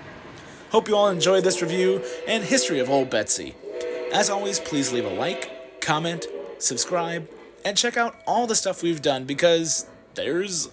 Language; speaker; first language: English; native; English